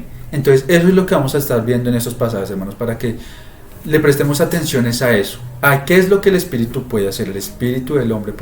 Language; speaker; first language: Spanish; native; Spanish